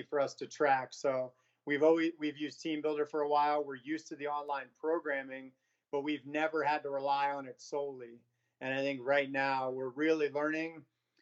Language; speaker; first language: English; native; English